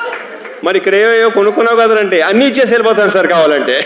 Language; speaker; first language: Telugu; native; Telugu